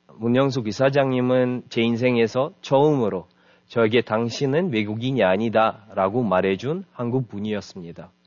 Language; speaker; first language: Korean; non-native, fluent; Russian